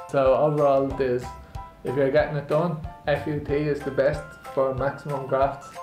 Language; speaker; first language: English; native; English